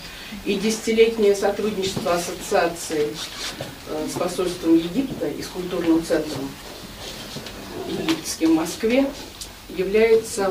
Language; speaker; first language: Russian; native; Russian